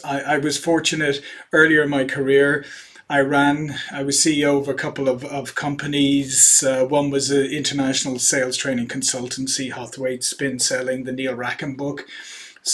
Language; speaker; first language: English; native; English